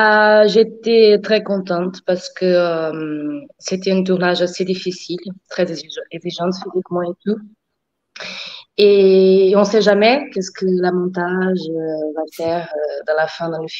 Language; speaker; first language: French; non-native, fluent; Portuguese